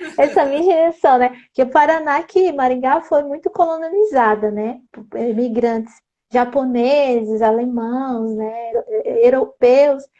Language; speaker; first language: Portuguese; native; Portuguese